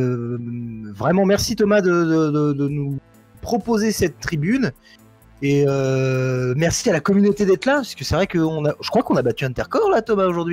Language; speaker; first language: French; native; French